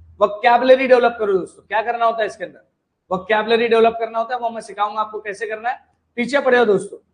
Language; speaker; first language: Hindi; non-native, local second language; Marathi